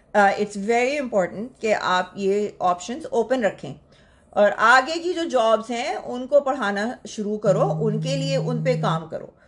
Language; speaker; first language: Urdu; native; Urdu